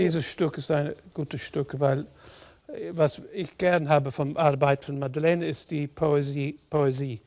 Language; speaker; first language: German; non-native, fluent; English